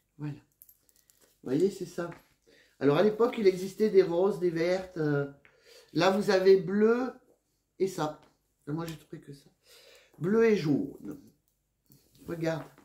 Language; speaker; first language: French; native; French